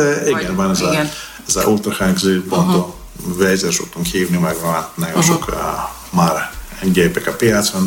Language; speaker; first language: Hungarian; non-native, learner; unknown